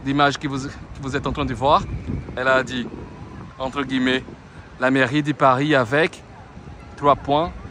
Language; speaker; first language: French; non-native, fluent; Portuguese